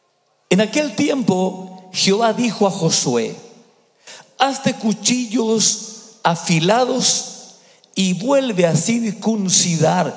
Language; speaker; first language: Spanish; native; Spanish